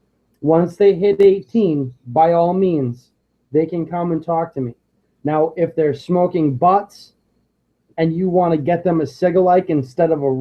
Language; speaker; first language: English; native; English